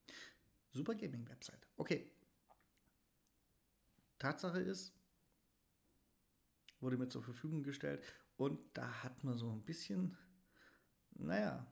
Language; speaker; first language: German; native; German